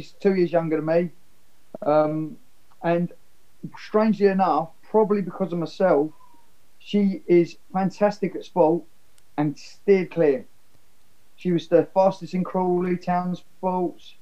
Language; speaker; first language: English; native; English